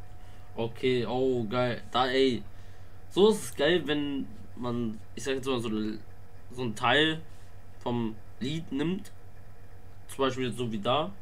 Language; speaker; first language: German; native; German